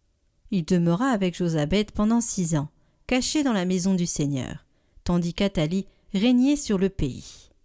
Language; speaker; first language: French; native; French